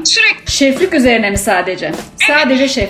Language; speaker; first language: Turkish; native; Turkish